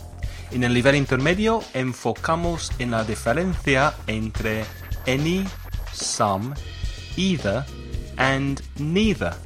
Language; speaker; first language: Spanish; non-native, fluent; English